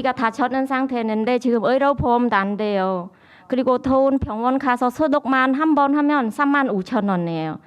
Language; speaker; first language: Korean; non-native, learner; Khmer